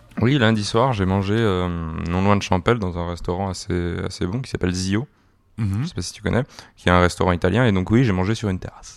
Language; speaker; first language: French; native; French